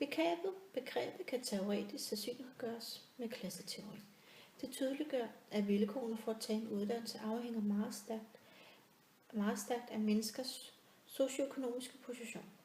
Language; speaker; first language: Danish; native; Danish